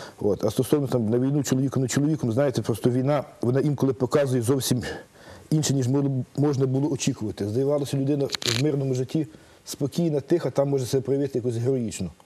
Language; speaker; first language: Ukrainian; native; Ukrainian